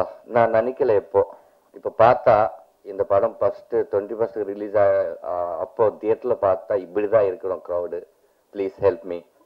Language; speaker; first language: Tamil; non-native, learner; Telugu